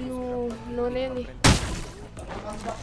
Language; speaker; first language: English; non-native, learner; Filipino